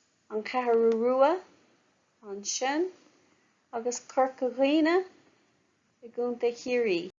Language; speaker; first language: Irish; non-native, local second language; English